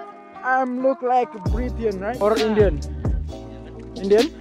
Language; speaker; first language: English; non-native, learner; Indonesian